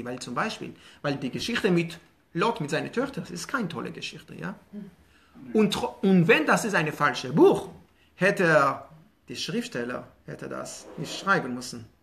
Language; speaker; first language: German; non-native, fluent; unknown